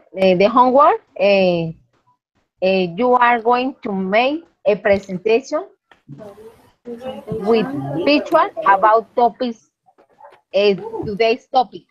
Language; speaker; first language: English; non-native, learner; Spanish